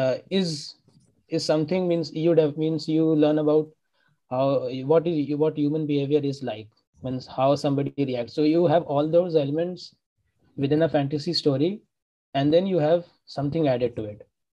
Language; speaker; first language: English; non-native, local second language; Hindi